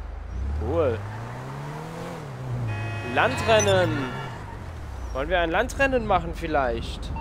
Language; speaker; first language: German; native; German